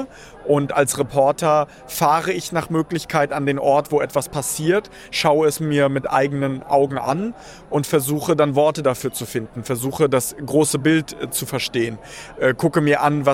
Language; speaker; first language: German; early bilingual, other home language; Russian